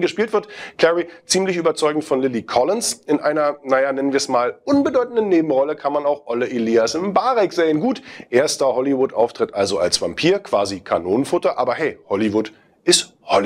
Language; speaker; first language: German; native; German